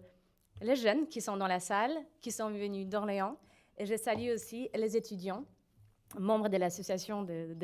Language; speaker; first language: French; non-native, fluent; Polish